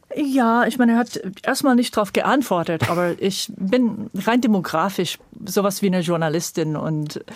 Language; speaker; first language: German; non-native, fluent; English